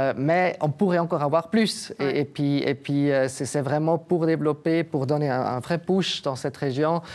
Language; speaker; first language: French; native; French